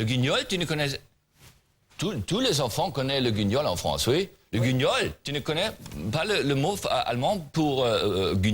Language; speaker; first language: French; non-native, learner; German